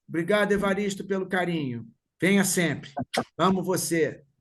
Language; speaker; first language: Portuguese; native; Portuguese